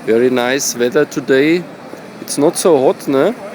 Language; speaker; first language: English; non-native, learner; German